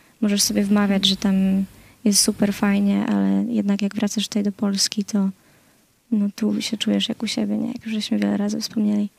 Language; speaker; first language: Polish; native; Polish